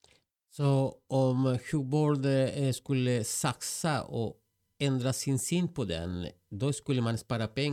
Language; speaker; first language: Swedish; non-native, fluent; Spanish